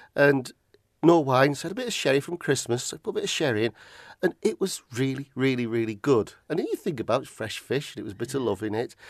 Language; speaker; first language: English; native; English